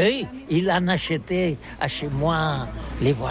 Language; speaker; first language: French; non-native, learner; Catalan